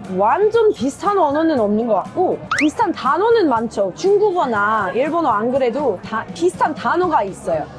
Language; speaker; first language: Korean; non-native, fluent; English